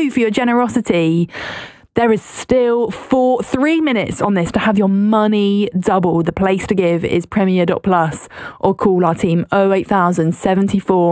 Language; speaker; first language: English; native; English